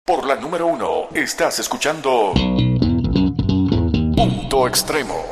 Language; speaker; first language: Spanish; native; Spanish